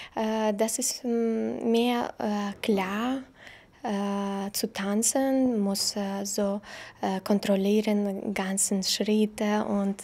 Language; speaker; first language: German; non-native, learner; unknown